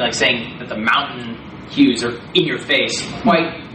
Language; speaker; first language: English; native; English